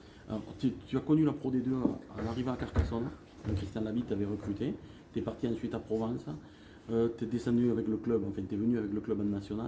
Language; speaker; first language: French; native; French